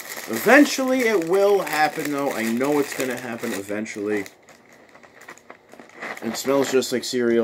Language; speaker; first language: English; native; English